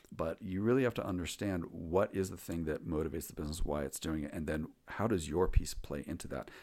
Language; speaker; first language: English; native; English